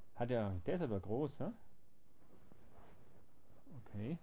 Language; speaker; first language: German; native; German